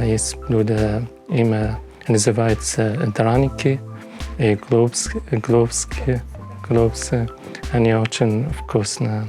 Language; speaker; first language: Russian; non-native, learner; Arabic